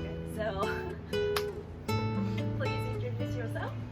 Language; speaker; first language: English; non-native, learner; Japanese